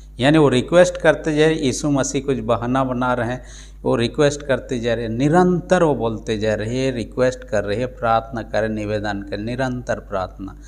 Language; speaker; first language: Hindi; non-native, local second language; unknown